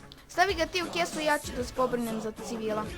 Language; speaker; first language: Croatian; native; Croatian